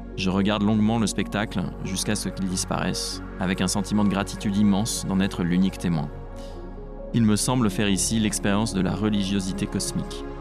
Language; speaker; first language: French; native; French